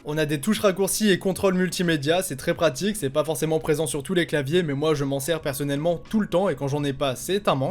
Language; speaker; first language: French; native; French